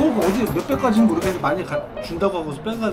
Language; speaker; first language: Korean; native; Korean